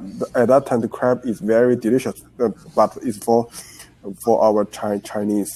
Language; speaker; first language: English; non-native, learner; Chinese